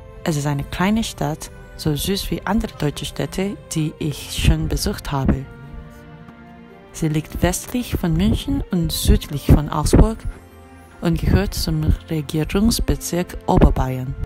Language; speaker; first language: German; non-native, fluent; Korean